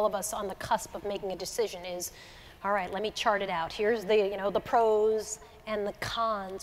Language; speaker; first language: English; native; English